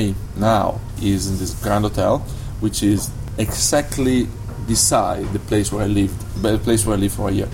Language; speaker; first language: English; non-native, fluent; Italian